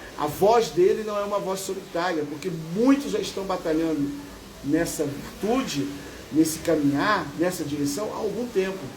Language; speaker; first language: Portuguese; native; Portuguese